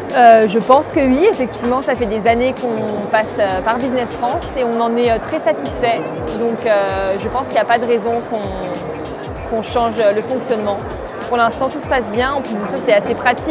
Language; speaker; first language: French; native; French